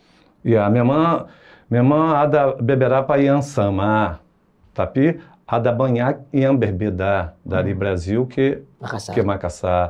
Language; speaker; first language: Indonesian; non-native, fluent; Portuguese